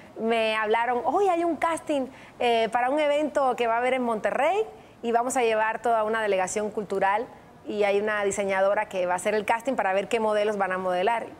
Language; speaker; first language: Spanish; native; Spanish